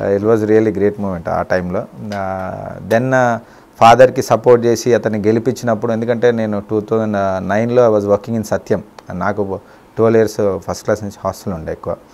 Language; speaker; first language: Telugu; native; Telugu